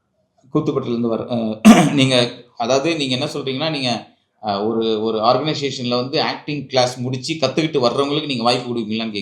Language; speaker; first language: Tamil; native; Tamil